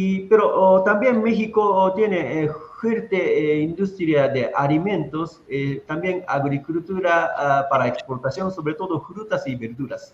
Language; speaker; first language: Spanish; non-native, fluent; Japanese